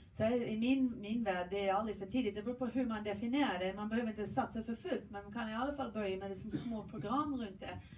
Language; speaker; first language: Swedish; non-native, fluent; English